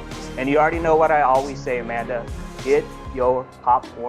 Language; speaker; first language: English; native; English